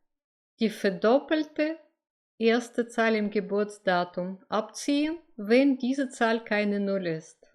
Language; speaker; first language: German; non-native, fluent; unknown